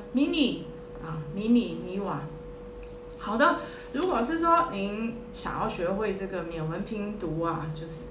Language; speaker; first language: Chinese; early bilingual, heritage; Chinese